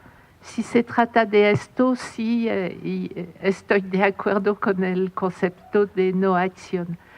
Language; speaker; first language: Spanish; non-native, fluent; French